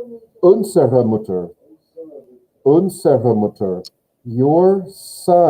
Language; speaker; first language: German; non-native, learner; English